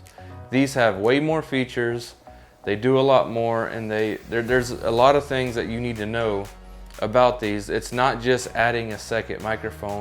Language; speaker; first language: English; native; English